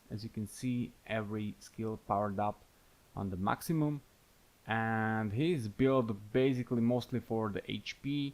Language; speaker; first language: English; non-native, fluent; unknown